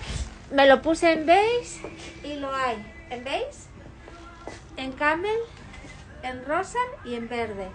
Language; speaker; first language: Spanish; native; Spanish